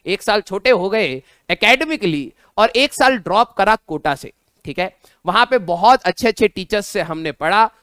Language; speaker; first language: Hindi; native; Hindi